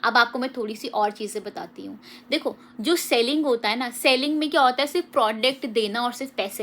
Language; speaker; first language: Hindi; native; Hindi